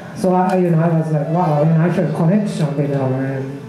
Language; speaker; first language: English; non-native, learner; Japanese